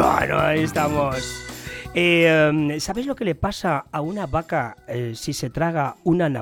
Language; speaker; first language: Spanish; native; Spanish